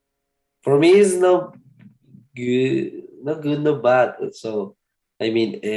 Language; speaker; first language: English; non-native, learner; Spanish